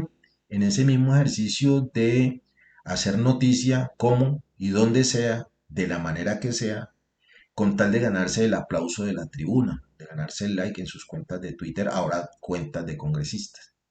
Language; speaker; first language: Spanish; native; Spanish